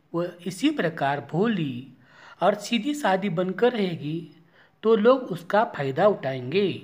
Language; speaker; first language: Hindi; non-native, local second language; Marathi